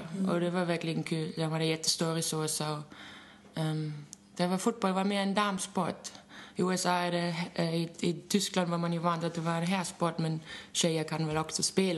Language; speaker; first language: Swedish; non-native, fluent; German